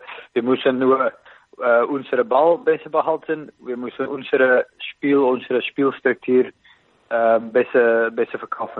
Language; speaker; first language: German; non-native, fluent; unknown